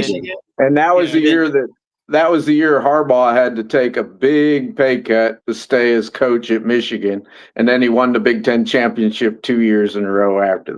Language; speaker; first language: English; native; English